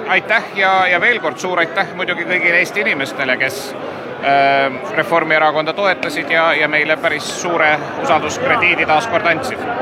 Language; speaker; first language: Estonian; native; Estonian